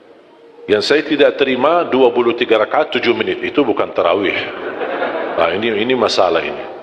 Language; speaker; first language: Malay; non-native, fluent; Arabic